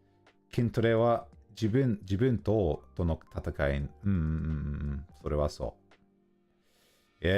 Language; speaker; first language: Japanese; non-native, learner; English